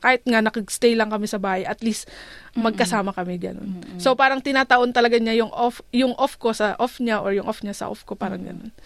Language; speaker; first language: Filipino; native; Filipino